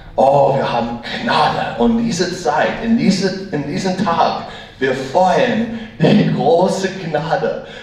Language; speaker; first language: German; non-native, learner; English